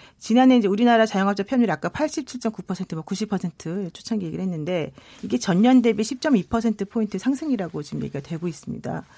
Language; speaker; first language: Korean; native; Korean